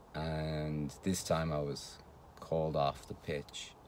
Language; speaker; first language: English; native; English